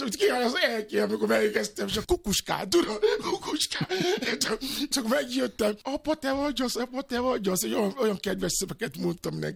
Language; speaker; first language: Hungarian; non-native, learner; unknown